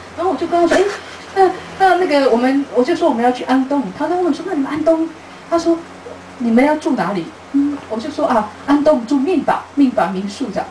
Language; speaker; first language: Chinese; native; Chinese